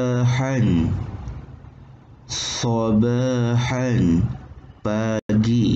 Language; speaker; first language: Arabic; non-native, fluent; Malay